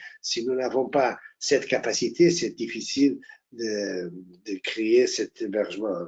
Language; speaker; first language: French; non-native, fluent; Portuguese